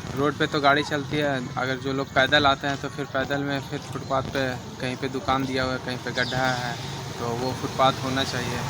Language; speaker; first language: Hindi; native; Hindi